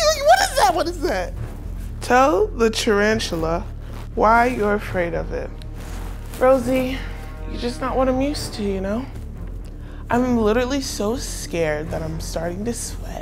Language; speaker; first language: English; native; English